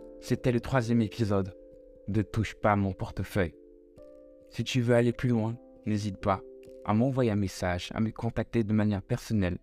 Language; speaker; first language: French; native; French